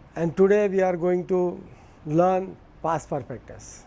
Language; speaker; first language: English; non-native, local second language; Gujarati